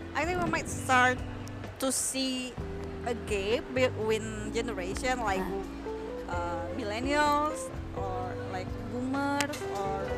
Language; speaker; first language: English; non-native, fluent; Malay